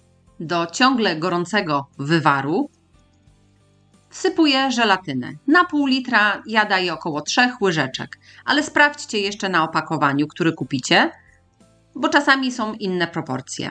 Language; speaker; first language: Polish; native; Polish